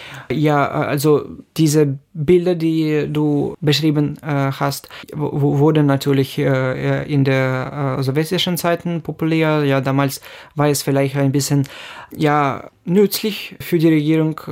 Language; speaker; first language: German; non-native, fluent; Ukrainian